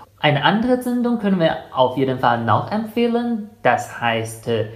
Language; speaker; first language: German; non-native, fluent; Chinese